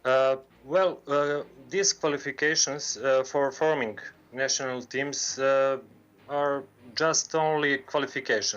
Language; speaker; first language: English; non-native, learner; Serbian